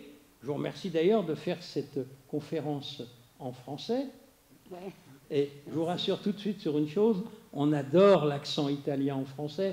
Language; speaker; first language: French; native; French